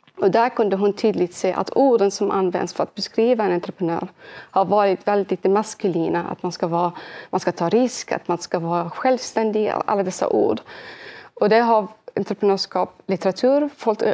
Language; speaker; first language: Swedish; early bilingual, other home language; Arabic